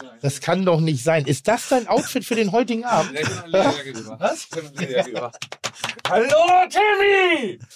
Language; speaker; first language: German; native; German